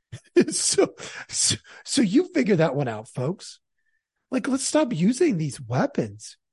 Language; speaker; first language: English; native; English